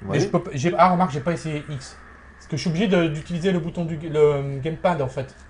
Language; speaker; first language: French; native; French